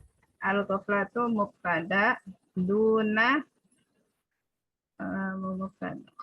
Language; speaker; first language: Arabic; non-native, learner; Indonesian